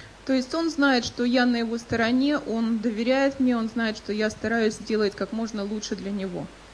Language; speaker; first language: Russian; native; Russian